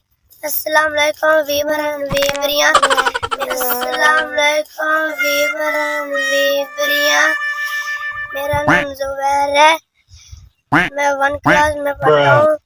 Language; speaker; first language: Hindi; non-native, local second language; Punjabi